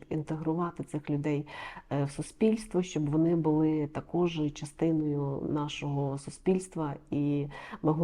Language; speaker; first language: Ukrainian; native; Ukrainian